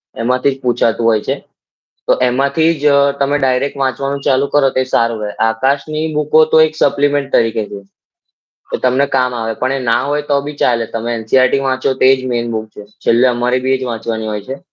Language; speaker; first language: Gujarati; native; Gujarati